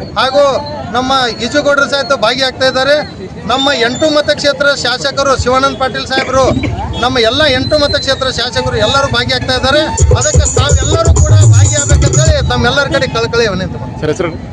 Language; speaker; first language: Kannada; non-native, local second language; Lambadi